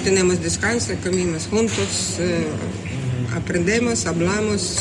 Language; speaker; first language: Spanish; non-native, learner; Russian